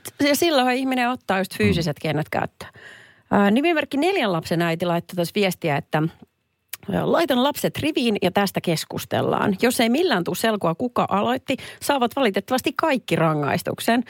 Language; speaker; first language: Finnish; native; Finnish